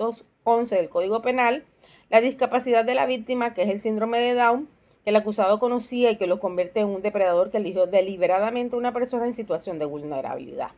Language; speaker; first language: Spanish; native; Spanish